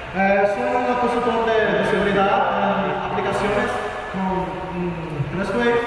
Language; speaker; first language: Spanish; non-native, learner; Portuguese